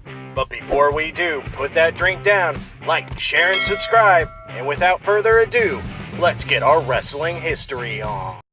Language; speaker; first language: English; native; English